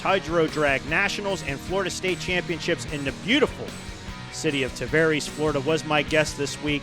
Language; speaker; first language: English; native; English